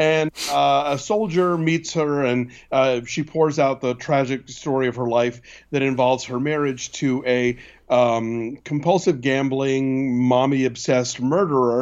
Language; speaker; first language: English; native; English